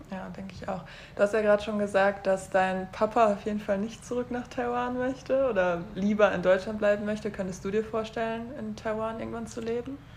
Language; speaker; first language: German; native; German